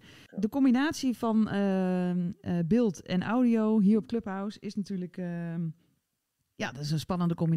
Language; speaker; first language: Dutch; native; Dutch